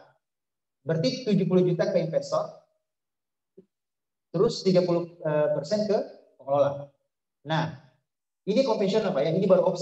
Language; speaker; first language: Indonesian; native; Indonesian